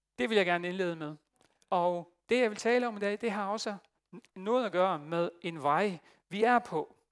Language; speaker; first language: Danish; non-native, fluent; Dutch